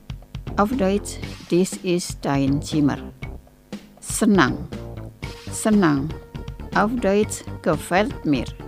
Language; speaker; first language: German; non-native, fluent; Indonesian